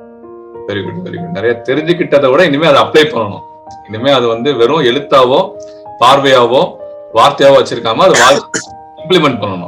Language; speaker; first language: Tamil; native; Tamil